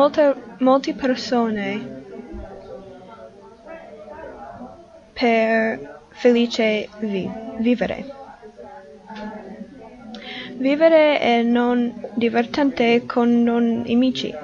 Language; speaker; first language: Italian; non-native, learner; English